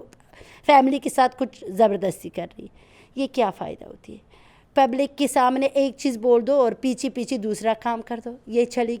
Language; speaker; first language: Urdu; non-native, learner; Persian